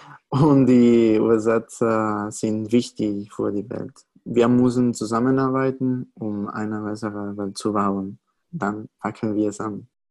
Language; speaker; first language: German; non-native, fluent; Spanish